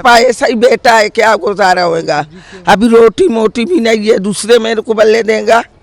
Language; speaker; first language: Hindi; non-native, local second language; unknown